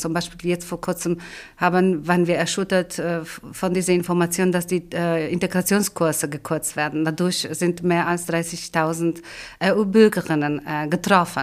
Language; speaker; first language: German; non-native, fluent; Polish